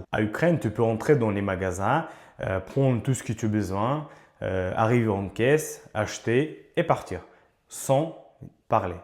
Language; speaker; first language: French; non-native, learner; Ukrainian